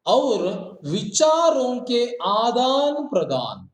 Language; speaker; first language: Hindi; non-native, local second language; Kannada